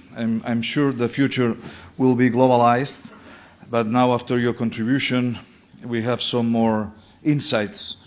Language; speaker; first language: English; non-native, fluent; Catalan